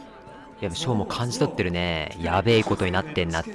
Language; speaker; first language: Japanese; native; Japanese